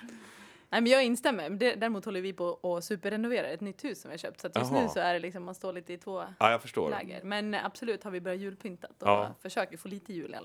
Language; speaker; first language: Swedish; native; Swedish